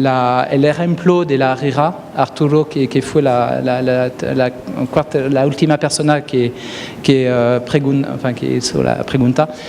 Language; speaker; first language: Spanish; non-native, fluent; French